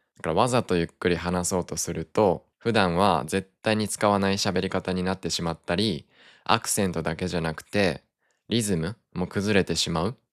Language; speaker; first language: Japanese; native; Japanese